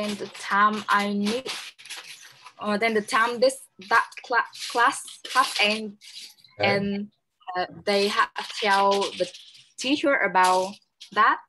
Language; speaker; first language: English; non-native, learner; Vietnamese